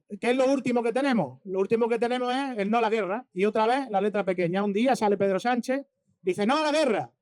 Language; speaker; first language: Spanish; native; Spanish